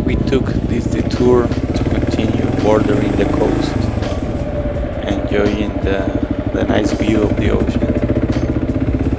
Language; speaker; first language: English; non-native, fluent; Spanish